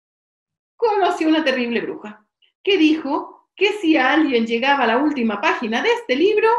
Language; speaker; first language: Spanish; native; Spanish